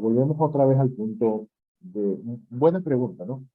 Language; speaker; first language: Spanish; native; Spanish